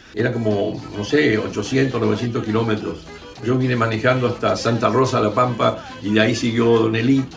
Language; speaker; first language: Spanish; native; Spanish